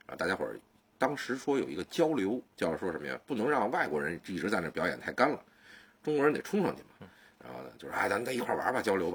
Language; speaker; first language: Chinese; native; Chinese